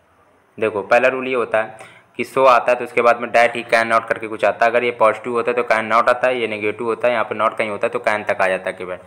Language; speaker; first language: Hindi; native; Hindi